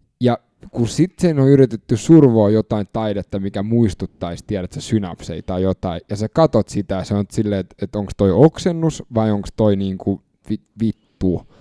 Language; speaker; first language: Finnish; native; Finnish